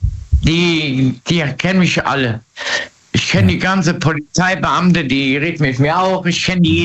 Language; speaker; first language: German; native; German